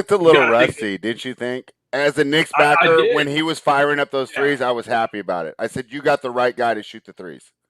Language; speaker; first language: English; native; English